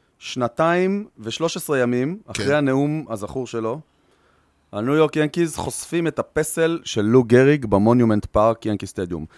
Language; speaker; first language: Hebrew; native; Hebrew